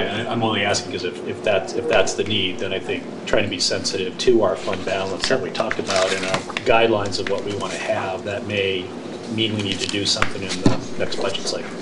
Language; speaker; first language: English; native; English